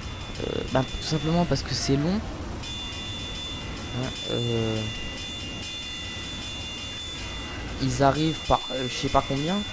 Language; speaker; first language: French; native; French